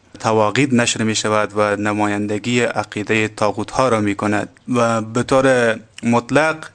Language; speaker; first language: Persian; native; Persian